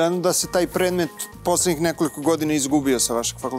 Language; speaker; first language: Serbian; native; Serbian